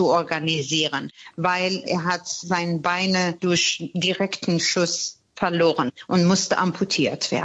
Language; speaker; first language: German; non-native, fluent; Persian